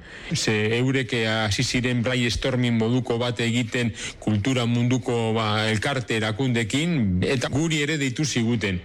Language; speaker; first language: Basque; native; Basque